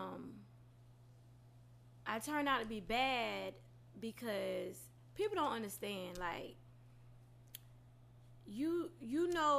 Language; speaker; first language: English; native; English